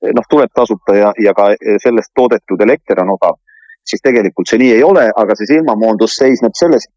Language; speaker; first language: Estonian; native; Estonian